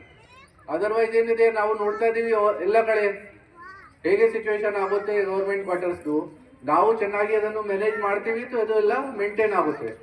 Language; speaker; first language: Kannada; non-native, fluent; Hindi